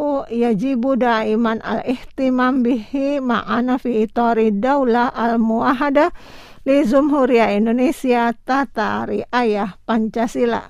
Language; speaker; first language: Arabic; non-native, fluent; Indonesian